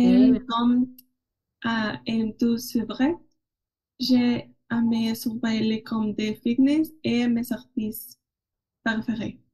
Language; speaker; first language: French; non-native, learner; Spanish